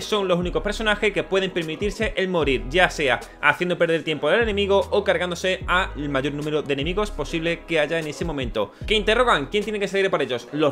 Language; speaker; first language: Spanish; native; Spanish